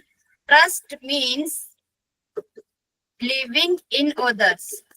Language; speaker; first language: English; non-native, learner; Hindi